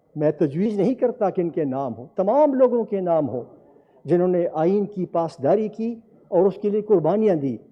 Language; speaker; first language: Urdu; non-native, local second language; Pashto